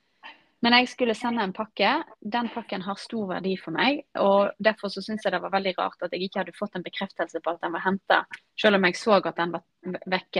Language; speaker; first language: Norwegian; native; Norwegian